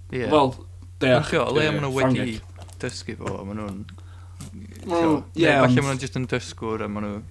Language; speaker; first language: Welsh; native; Welsh